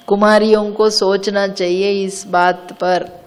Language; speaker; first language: Hindi; non-native, local second language; Kannada